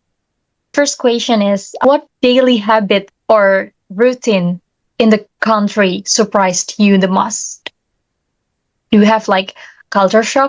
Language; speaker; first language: English; non-native, learner; Indonesian